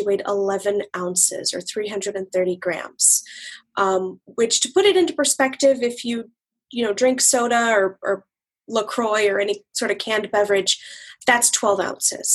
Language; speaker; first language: English; native; English